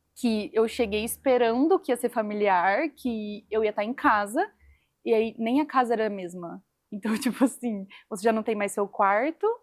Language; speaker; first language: Portuguese; native; Portuguese